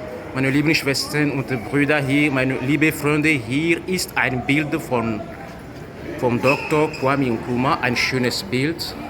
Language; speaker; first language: German; non-native, fluent; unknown